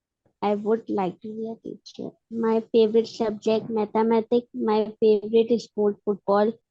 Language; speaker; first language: English; non-native, learner; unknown